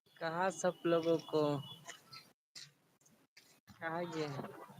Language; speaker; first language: Hindi; non-native, learner; Bangla